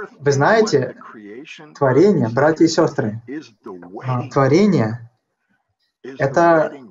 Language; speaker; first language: Russian; native; Russian